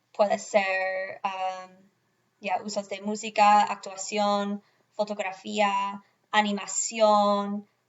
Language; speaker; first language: Spanish; non-native, fluent; English